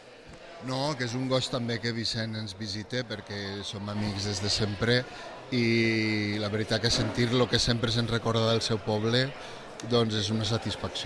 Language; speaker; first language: Catalan; native; Catalan